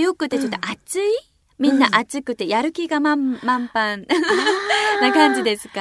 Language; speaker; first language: Japanese; non-native, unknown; Korean